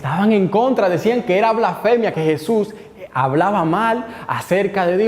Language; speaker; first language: Spanish; native; Spanish